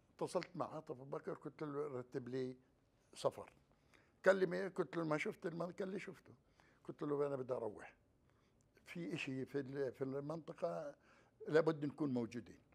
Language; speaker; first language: Arabic; native; Arabic